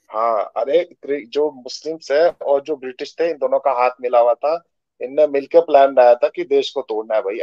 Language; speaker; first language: Hindi; native; Hindi